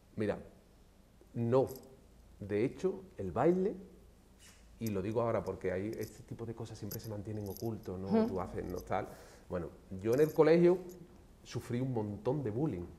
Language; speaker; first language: Spanish; native; Spanish